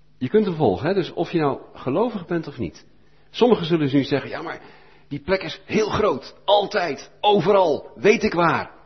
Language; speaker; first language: Dutch; native; Dutch